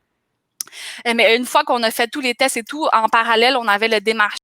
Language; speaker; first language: French; native; French